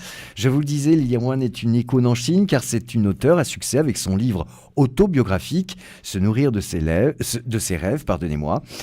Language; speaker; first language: French; native; French